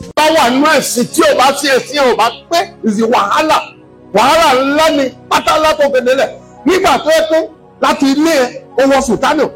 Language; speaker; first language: Yoruba; non-native, local second language; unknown